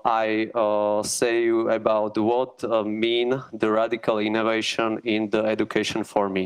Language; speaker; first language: English; non-native, learner; Slovak